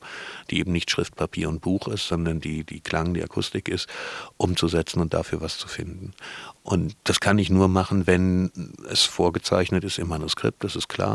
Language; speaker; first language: German; native; German